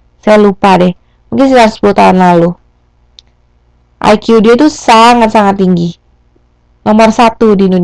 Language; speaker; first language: Indonesian; native; Indonesian